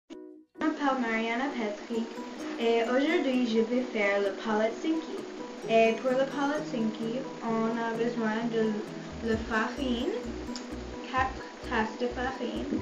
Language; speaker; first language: French; non-native, learner; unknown